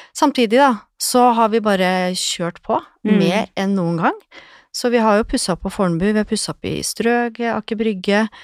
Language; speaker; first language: Norwegian; native; Norwegian